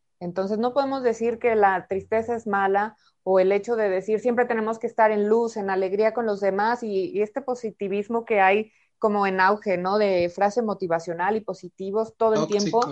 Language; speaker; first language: Spanish; native; Spanish